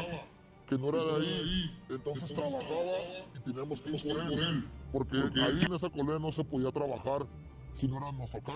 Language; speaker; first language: Spanish; native; Spanish